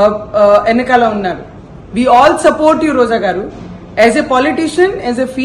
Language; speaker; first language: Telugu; non-native, learner; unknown